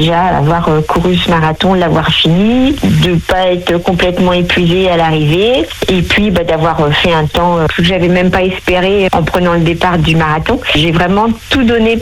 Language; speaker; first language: French; native; French